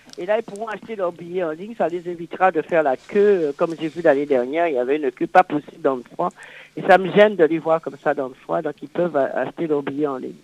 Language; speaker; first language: French; native; French